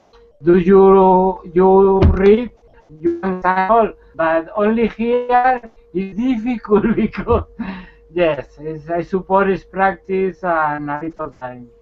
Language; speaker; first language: English; non-native, learner; Spanish